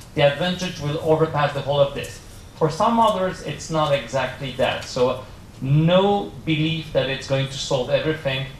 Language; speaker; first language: English; non-native, fluent; French